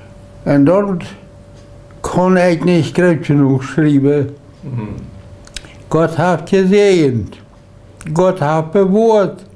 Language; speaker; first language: German; non-native, local second language; Low German